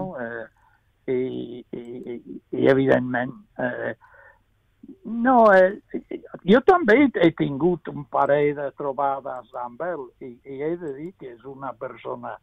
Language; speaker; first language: Catalan; non-native, fluent; English